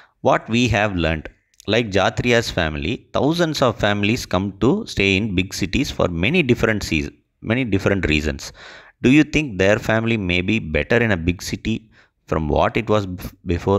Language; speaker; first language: English; non-native, local second language; Tamil